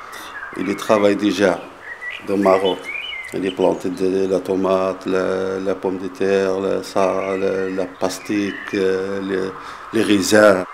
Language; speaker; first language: French; non-native, learner; Arabic